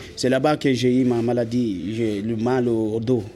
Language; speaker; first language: French; non-native, local second language; Fula